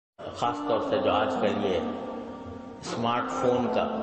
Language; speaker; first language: Urdu; native; Urdu